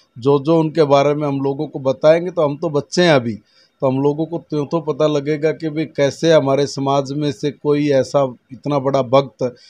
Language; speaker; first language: Hindi; native; Hindi